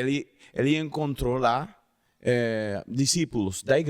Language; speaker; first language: Portuguese; non-native, learner; Spanish